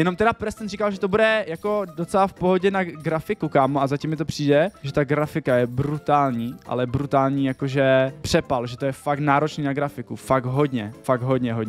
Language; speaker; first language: Czech; native; Czech